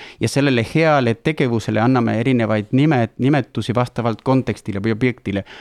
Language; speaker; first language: Estonian; non-native, fluent; Spanish